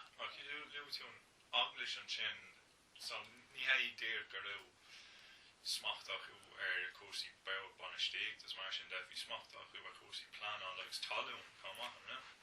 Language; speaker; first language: Irish; native; Irish